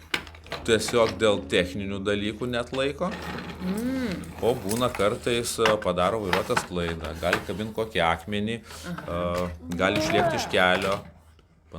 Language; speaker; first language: Lithuanian; native; Lithuanian